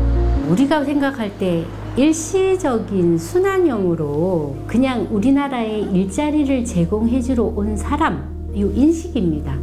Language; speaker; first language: Korean; native; Korean